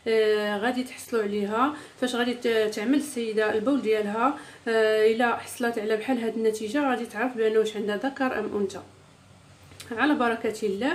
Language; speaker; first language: Arabic; native; Arabic